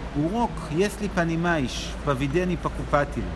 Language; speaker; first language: Russian; non-native, learner; Hebrew